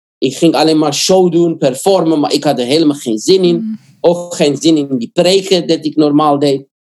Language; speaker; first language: Dutch; non-native, fluent; Korean